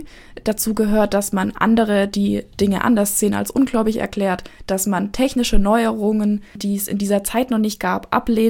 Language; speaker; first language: German; native; German